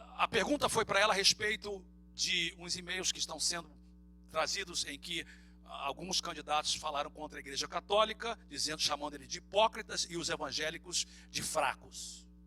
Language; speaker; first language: Portuguese; native; Portuguese